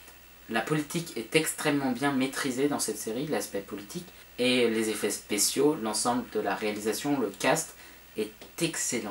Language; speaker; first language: French; native; French